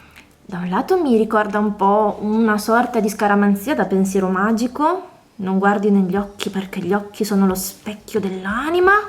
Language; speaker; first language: Italian; native; Italian